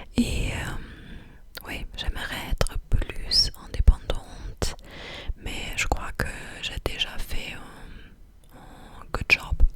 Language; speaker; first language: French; non-native, fluent; German